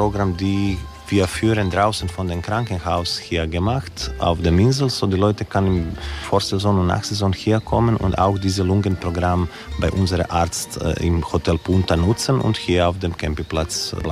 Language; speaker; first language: German; non-native, learner; Croatian